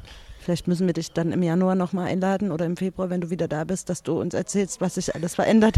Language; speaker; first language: German; native; German